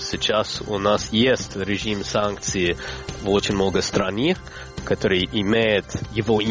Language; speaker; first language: Russian; non-native, fluent; English